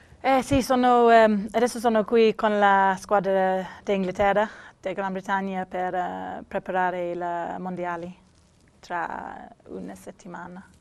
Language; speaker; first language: Italian; non-native, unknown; English